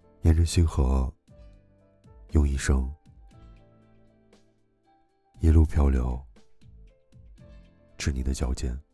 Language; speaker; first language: Chinese; native; Chinese